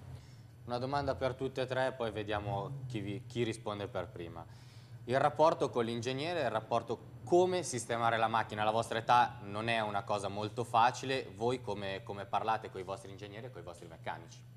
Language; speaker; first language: Italian; native; Italian